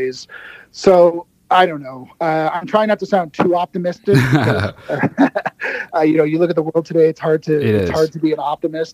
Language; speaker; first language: English; native; English